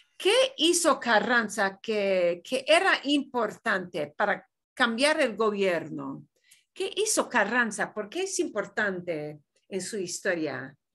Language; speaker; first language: Spanish; non-native, fluent; English